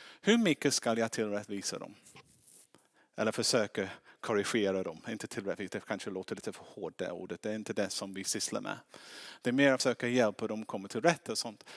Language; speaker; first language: Swedish; non-native, fluent; English